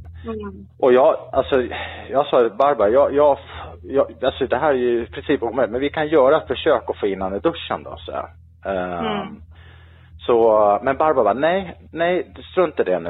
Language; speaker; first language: Swedish; native; Swedish